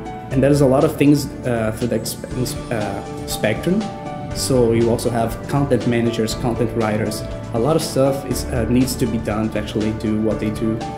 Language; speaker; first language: English; non-native, fluent; Portuguese